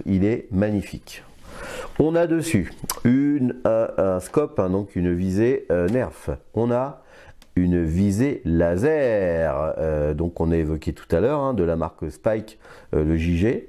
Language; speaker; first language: French; native; French